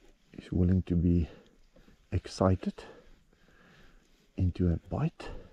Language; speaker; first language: English; non-native, local second language; Afrikaans